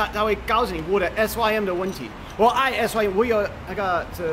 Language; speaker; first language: Chinese; non-native, learner; English